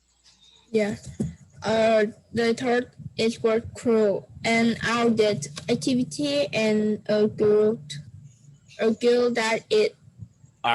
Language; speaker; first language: English; non-native, learner; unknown